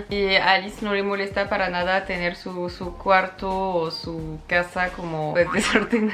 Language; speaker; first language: Spanish; non-native, fluent; French